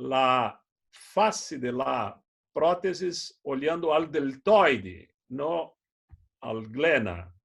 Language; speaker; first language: Spanish; non-native, fluent; Portuguese